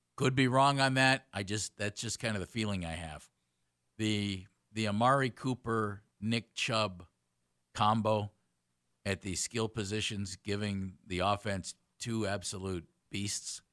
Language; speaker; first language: English; native; English